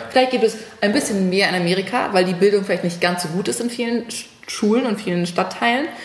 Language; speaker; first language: German; native; German